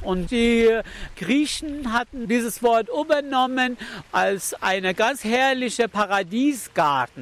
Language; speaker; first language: German; non-native, learner; Persian